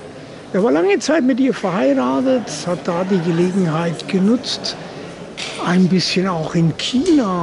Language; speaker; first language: German; native; German